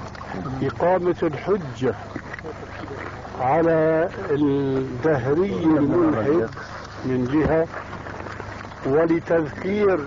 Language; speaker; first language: Arabic; early bilingual, other home language; Albanian